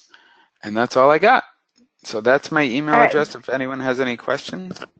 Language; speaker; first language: English; native; English